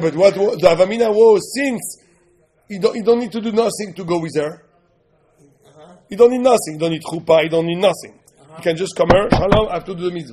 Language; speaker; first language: English; non-native, learner; French